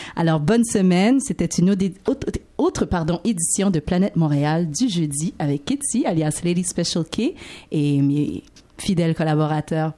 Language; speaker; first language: French; native; French